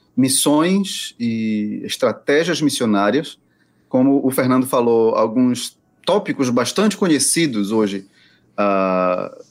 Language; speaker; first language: Portuguese; native; Portuguese